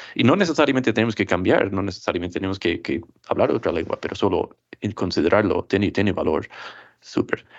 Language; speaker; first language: Spanish; non-native, fluent; English